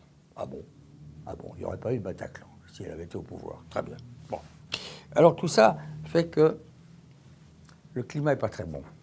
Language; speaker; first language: French; native; French